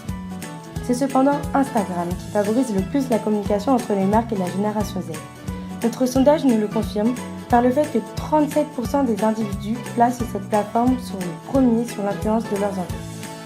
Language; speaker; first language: French; native; French